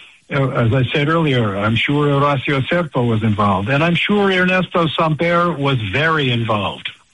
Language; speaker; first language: English; native; English